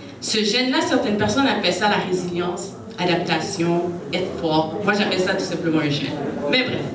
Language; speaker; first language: French; native; French